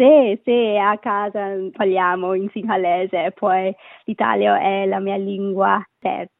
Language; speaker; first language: Italian; non-native, fluent; Sinhala